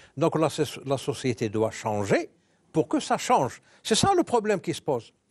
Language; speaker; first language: French; non-native, local second language; Arabic